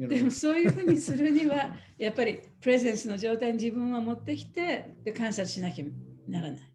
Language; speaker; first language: Japanese; native; Japanese